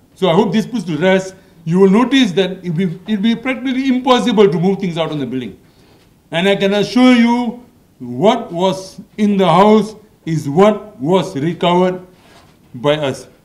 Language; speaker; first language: English; non-native, local second language; Malay